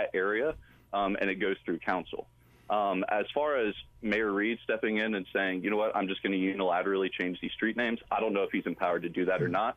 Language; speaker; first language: English; native; English